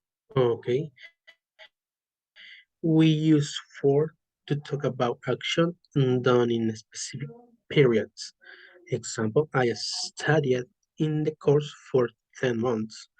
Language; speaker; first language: English; non-native, learner; Spanish